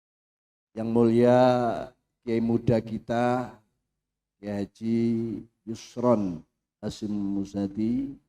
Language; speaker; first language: Indonesian; native; Indonesian